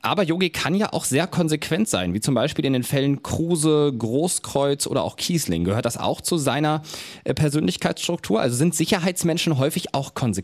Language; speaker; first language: German; native; German